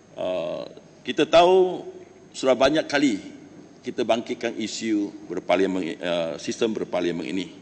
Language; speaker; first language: Malay; non-native, local second language; Chinese